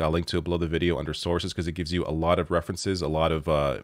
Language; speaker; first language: English; native; English